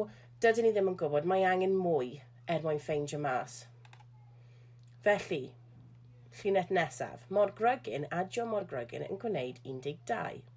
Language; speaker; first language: Welsh; non-native, local second language; English